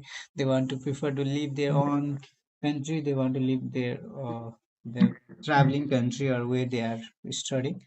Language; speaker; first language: English; non-native, learner; Nepali